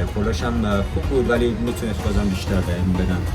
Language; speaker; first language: Persian; early bilingual, heritage; Persian